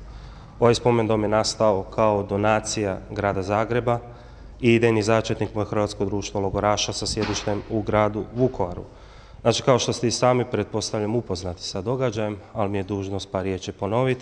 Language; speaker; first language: Croatian; native; Croatian